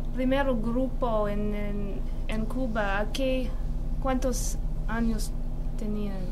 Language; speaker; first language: Spanish; non-native, learner; English